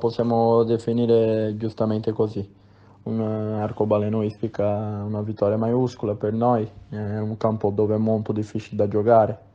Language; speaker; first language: Italian; non-native, fluent; Portuguese